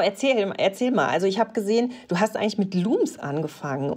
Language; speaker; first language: German; native; German